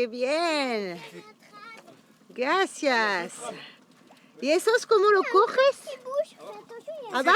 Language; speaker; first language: Spanish; non-native, learner; French